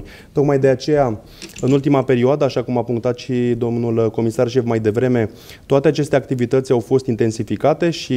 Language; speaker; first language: Romanian; native; Romanian